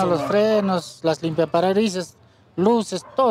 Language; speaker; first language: Spanish; native; Spanish